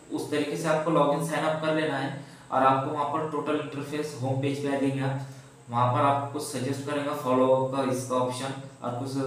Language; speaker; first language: Hindi; non-native, local second language; Urdu